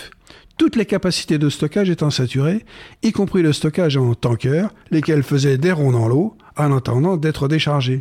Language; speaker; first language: French; native; French